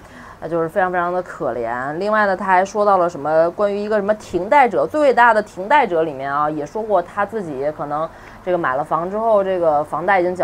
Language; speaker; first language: Chinese; native; Chinese